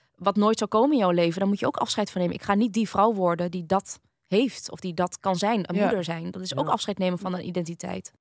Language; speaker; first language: Dutch; early bilingual, other home language; Vietnamese